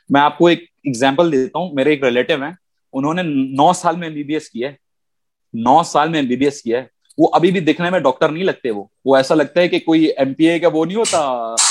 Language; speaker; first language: Urdu; native; Urdu